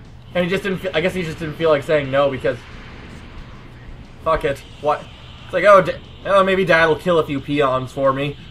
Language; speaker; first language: English; native; English